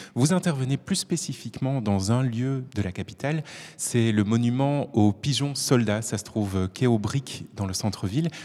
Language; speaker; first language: French; native; French